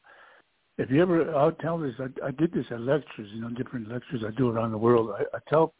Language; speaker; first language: English; early bilingual, other home language; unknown